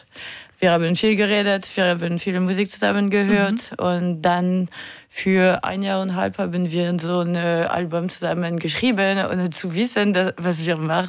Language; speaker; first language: German; non-native, learner; French